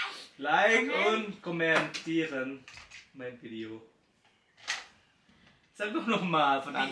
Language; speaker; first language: German; non-native, fluent; Indonesian